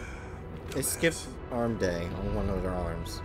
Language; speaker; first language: English; native; English